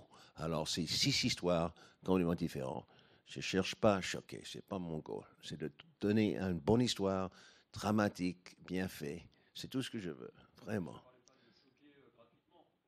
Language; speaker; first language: French; non-native, fluent; English